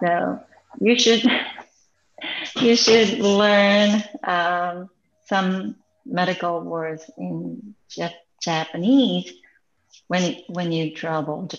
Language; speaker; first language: English; non-native, fluent; Japanese